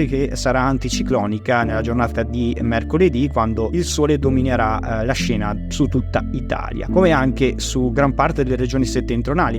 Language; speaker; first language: Italian; native; Italian